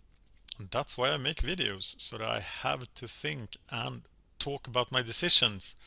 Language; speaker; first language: English; non-native, fluent; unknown